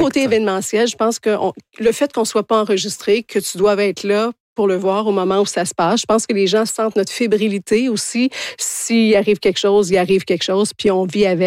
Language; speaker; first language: French; native; French